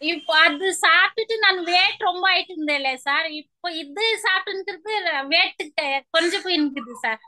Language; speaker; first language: Tamil; non-native, fluent; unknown